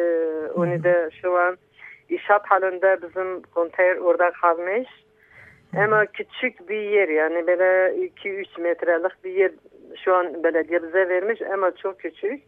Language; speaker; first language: Turkish; non-native, local second language; Kurdish